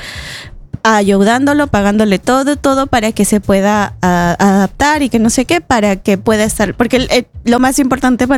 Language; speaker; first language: Spanish; native; Spanish